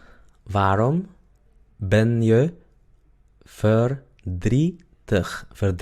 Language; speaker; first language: Dutch; non-native, fluent; Spanish